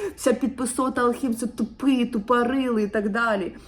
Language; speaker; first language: Ukrainian; non-native, local second language; Russian